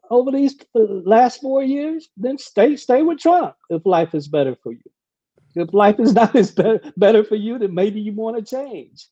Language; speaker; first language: English; native; English